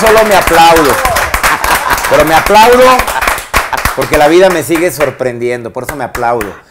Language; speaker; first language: Spanish; native; Spanish